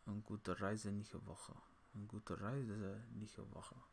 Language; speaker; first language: German; non-native, learner; English